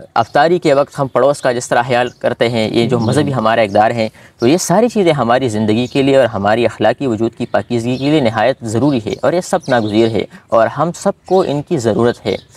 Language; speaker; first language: Urdu; non-native, local second language; Pashto